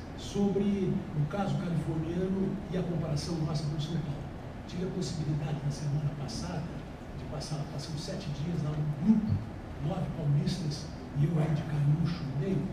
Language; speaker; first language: Portuguese; native; Portuguese